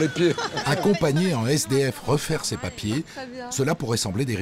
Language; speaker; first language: French; native; French